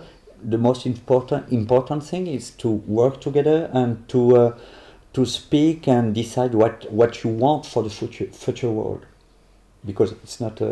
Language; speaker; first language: English; non-native, learner; French